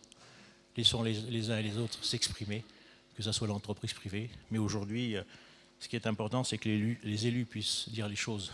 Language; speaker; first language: French; native; French